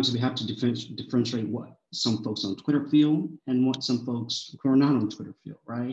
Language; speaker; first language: English; early bilingual, other home language; Swahili